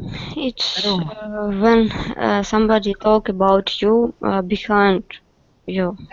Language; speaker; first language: English; non-native, learner; Russian